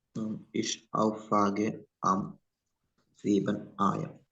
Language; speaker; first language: German; non-native, learner; Malayalam